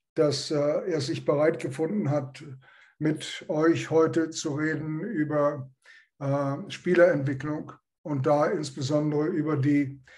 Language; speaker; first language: German; native; German